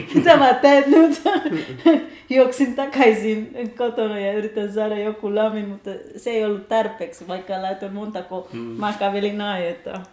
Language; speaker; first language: Finnish; non-native, fluent; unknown